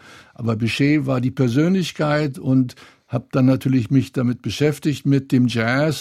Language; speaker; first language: German; native; German